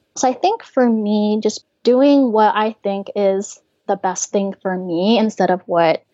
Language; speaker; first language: English; native; English